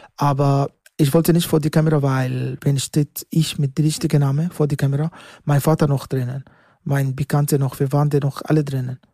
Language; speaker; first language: German; non-native, learner; Arabic